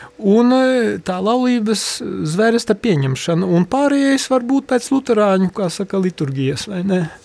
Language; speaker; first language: Latvian; non-native, local second language; Polish